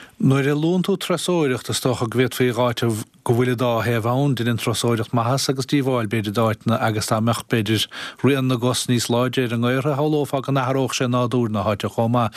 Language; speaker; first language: Irish; native; Irish